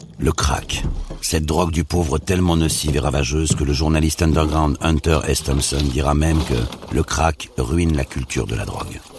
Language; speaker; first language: French; native; French